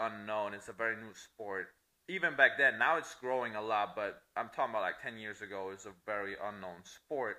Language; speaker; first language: English; non-native, fluent; Italian